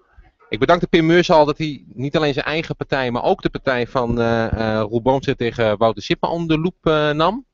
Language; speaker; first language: Dutch; native; Dutch